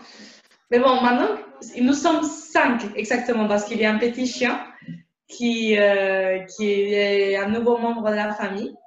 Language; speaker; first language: French; non-native, fluent; Spanish